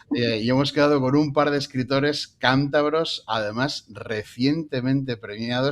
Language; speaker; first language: Spanish; native; Spanish